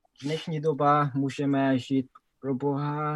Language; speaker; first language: Czech; non-native, learner; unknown